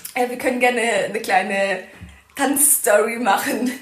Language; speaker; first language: German; early bilingual, other home language; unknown